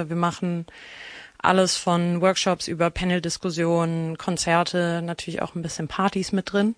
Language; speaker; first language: German; native; German